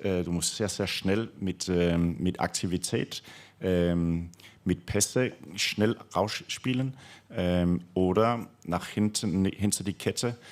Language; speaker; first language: German; non-native, fluent; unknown